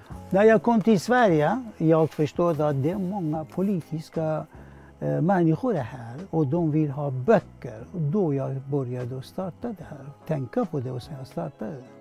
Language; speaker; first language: Swedish; non-native, fluent; Persian